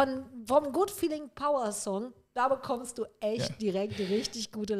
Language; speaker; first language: German; native; German